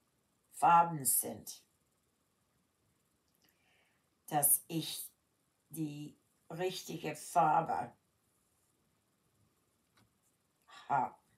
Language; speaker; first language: German; early bilingual, heritage; German